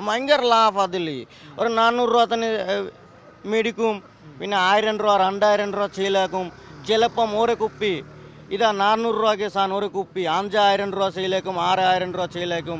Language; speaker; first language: Malayalam; non-native, local second language; Assamese